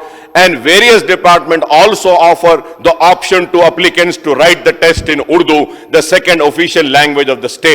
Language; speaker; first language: English; non-native, local second language; Urdu